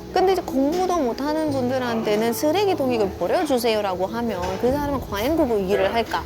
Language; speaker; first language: Korean; non-native, fluent; Hindi